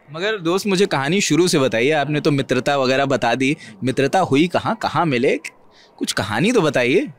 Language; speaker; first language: Hindi; native; Hindi